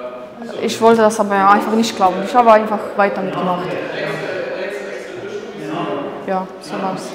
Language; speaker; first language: German; non-native, fluent; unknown